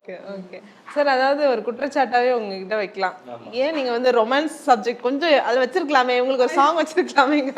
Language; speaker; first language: Tamil; native; Tamil